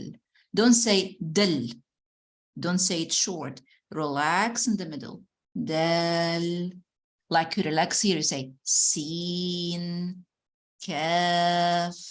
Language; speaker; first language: English; non-native, fluent; Arabic